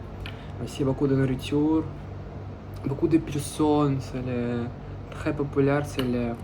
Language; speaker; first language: French; non-native, learner; Russian